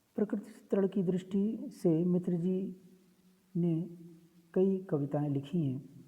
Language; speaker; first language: Hindi; native; Hindi